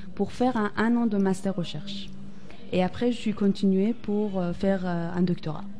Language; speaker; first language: French; non-native, fluent; Persian